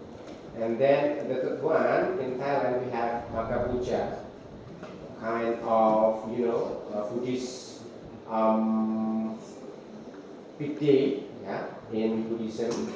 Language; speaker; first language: English; non-native, fluent; Indonesian